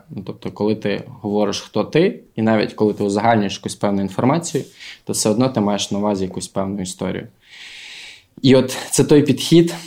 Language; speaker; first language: Ukrainian; non-native, local second language; Russian